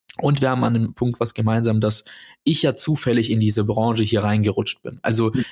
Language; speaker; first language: German; native; German